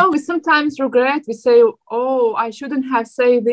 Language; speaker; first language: English; non-native, learner; Turkmen